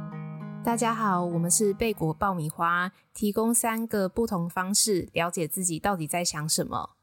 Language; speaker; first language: Chinese; native; Chinese